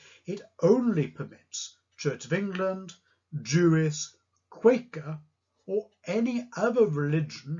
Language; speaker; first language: English; native; English